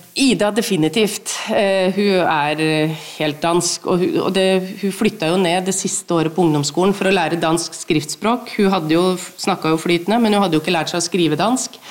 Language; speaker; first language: Norwegian; native; Norwegian